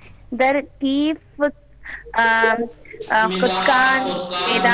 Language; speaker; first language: Persian; non-native, learner; Urdu